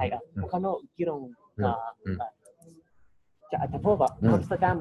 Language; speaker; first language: Japanese; non-native, learner; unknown